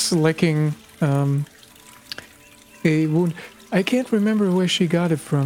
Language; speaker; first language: English; non-native, fluent; German